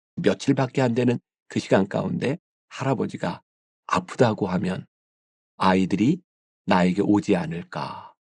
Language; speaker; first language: Korean; native; Korean